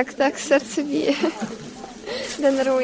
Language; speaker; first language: Polish; non-native, fluent; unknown